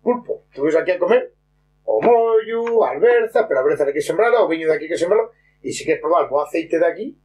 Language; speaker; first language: Spanish; non-native, local second language; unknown